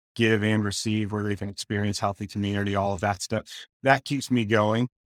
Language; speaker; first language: English; native; English